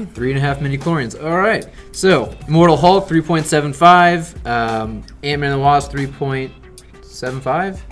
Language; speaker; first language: English; native; English